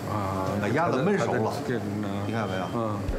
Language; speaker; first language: Chinese; native; Chinese